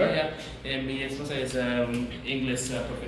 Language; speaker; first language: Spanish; non-native, learner; English